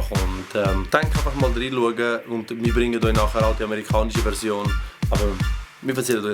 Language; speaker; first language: German; native; German